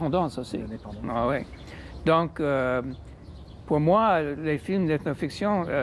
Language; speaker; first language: French; non-native, fluent; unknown